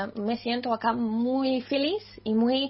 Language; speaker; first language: Spanish; non-native, fluent; Russian